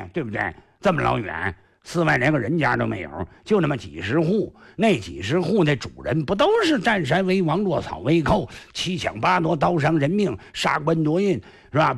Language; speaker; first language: Chinese; native; Chinese